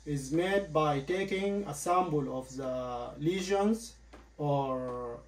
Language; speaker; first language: English; non-native, learner; Arabic